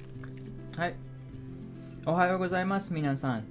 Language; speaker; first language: Japanese; non-native, learner; English